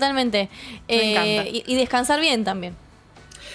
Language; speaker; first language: Spanish; native; Spanish